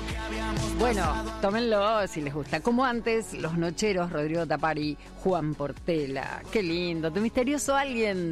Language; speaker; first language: Spanish; native; Spanish